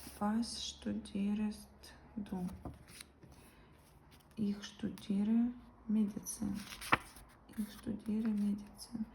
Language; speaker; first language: German; non-native, learner; Ukrainian